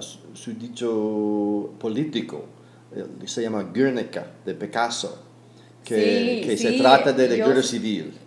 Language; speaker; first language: Spanish; non-native, fluent; English